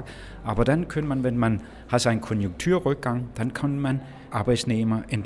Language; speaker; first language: German; non-native, fluent; Danish